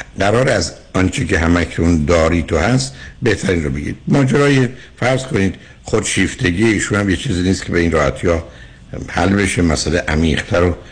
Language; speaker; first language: Persian; native; Persian